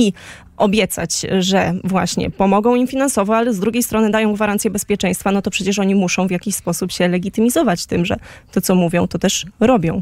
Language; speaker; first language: Polish; native; Polish